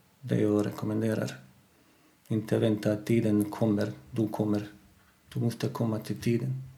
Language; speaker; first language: Swedish; non-native, fluent; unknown